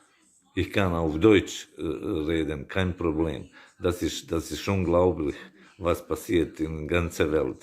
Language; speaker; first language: German; non-native, learner; Bosnian